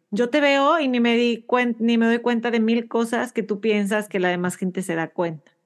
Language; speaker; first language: Spanish; native; Spanish